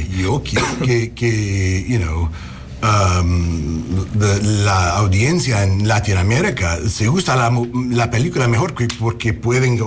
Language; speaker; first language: Spanish; non-native, learner; English